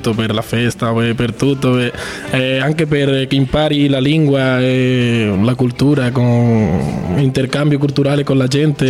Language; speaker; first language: Italian; non-native, learner; Spanish